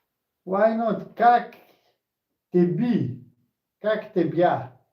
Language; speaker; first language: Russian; non-native, learner; Slovenian